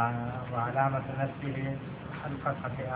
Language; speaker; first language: Arabic; non-native, learner; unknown